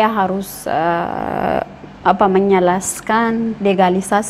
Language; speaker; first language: Indonesian; non-native, learner; Amharic